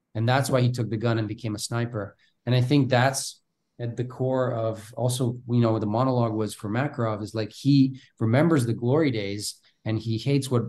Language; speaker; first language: English; non-native, fluent; Bulgarian